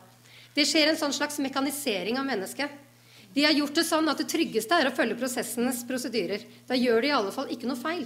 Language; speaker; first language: Norwegian; native; Norwegian